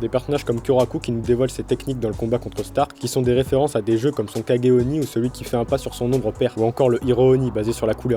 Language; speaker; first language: French; native; French